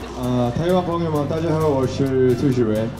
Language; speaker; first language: Chinese; non-native, learner; Korean